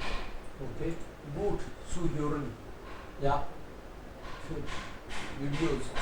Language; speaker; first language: German; non-native, fluent; Hindi